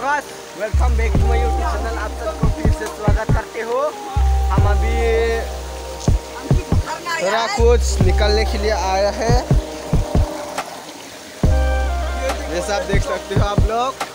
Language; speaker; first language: Hindi; non-native, local second language; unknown